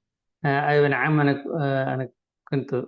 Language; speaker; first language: Arabic; non-native, learner; Malayalam